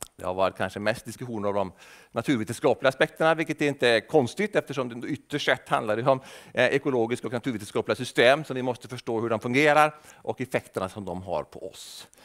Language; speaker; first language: Swedish; native; Swedish